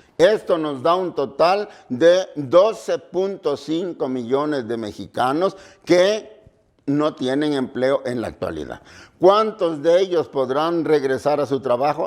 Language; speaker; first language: Spanish; native; Spanish